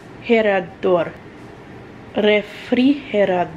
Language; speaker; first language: Spanish; non-native, learner; English